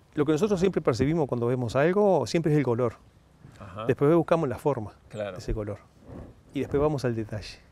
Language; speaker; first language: Spanish; native; Spanish